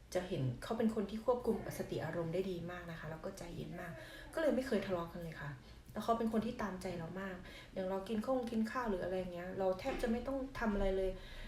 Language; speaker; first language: Thai; non-native, local second language; Northeastern Thai